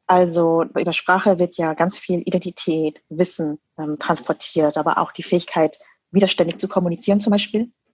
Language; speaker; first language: German; early bilingual, other home language; Vietnamese